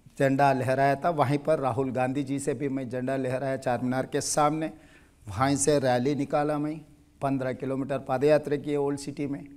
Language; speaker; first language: Hindi; non-native, local second language; Telugu